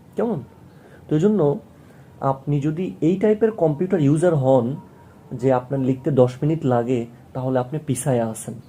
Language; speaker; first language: Bangla; native; Bangla